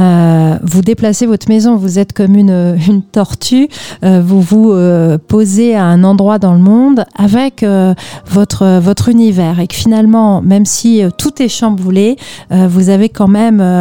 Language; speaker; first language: French; native; French